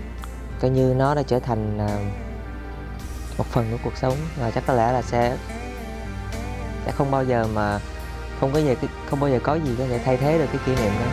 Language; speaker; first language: Vietnamese; early bilingual, heritage; Vietnamese